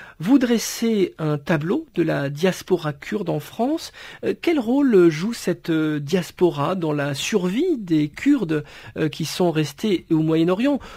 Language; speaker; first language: French; native; French